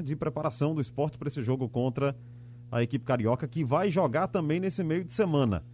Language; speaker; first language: Portuguese; native; Portuguese